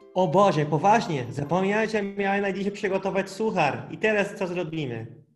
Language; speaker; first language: Polish; non-native, fluent; Portuguese